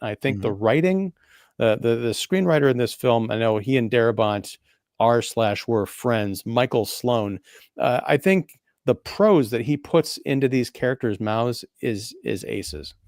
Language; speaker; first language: English; native; English